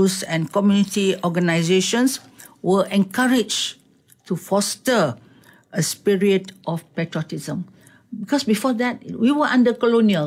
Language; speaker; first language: English; non-native, local second language; Malay